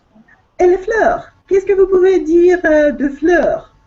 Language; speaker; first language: French; non-native, fluent; Russian